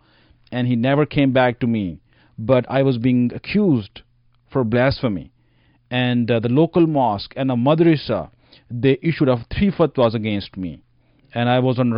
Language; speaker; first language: English; non-native, local second language; Punjabi